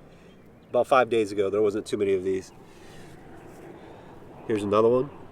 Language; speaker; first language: English; native; English